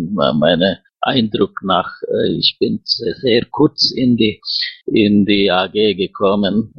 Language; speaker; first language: German; non-native, fluent; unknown